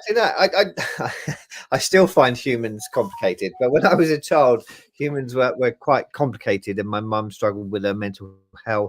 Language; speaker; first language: English; native; English